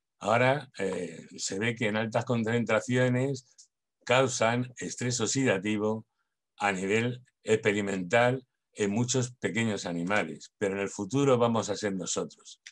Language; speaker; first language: Spanish; native; Spanish